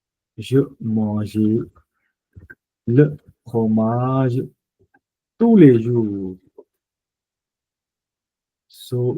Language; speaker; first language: French; non-native, fluent; Punjabi